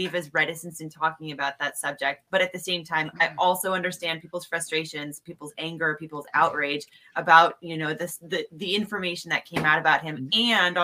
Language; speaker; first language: English; native; English